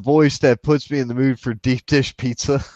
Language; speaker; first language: English; native; English